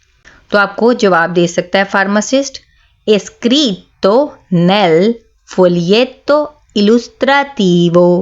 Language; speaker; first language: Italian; non-native, fluent; Urdu